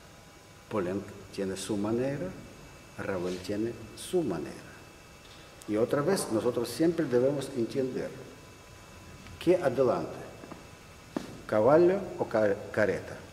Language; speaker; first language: Spanish; non-native, learner; Russian